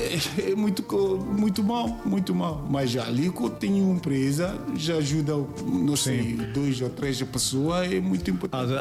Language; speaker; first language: Portuguese; non-native, learner; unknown